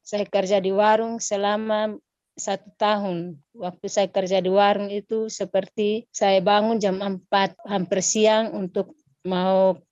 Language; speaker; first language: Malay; non-native, local second language; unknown